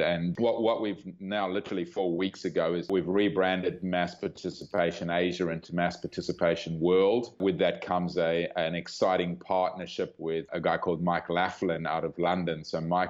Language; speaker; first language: English; native; English